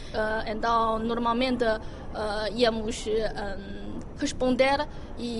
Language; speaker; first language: Portuguese; non-native, fluent; Chinese